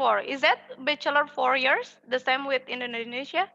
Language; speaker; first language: English; non-native, fluent; Indonesian